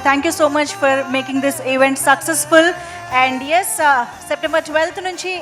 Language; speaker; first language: Telugu; native; Telugu